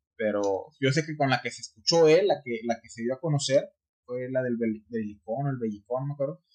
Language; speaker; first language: Spanish; early bilingual, heritage; Spanish